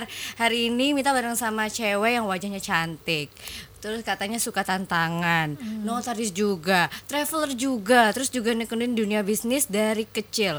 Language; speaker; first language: Indonesian; native; Indonesian